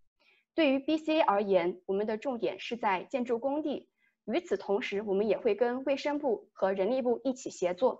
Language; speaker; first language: Chinese; native; Chinese